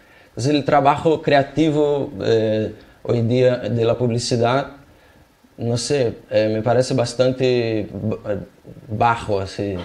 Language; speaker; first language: Spanish; non-native, fluent; Portuguese